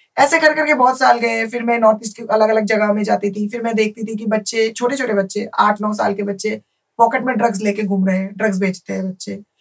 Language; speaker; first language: Hindi; non-native, local second language; Bangla